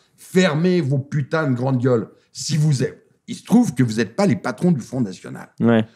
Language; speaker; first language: French; native; French